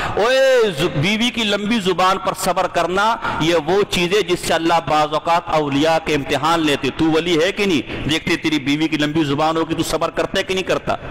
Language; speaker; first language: Urdu; non-native, local second language; Pashto